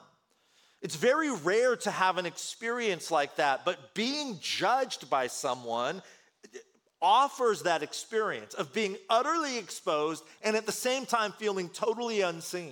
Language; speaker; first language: English; early bilingual, other home language; Korean